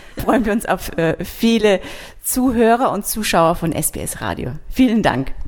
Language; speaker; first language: German; native; German